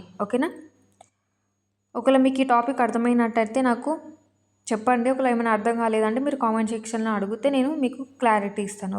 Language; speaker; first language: Telugu; native; Telugu